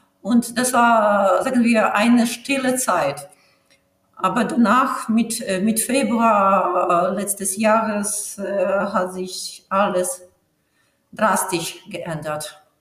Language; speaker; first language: German; non-native, fluent; Ukrainian